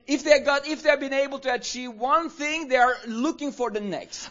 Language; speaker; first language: English; non-native, fluent; Swedish